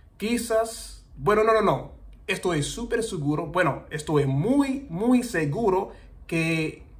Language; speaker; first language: Spanish; non-native, learner; English